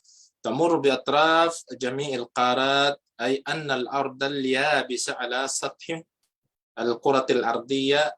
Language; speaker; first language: Arabic; non-native, fluent; Filipino